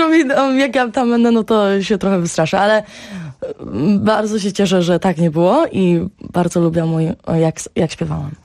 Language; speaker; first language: Polish; early bilingual, heritage; Polish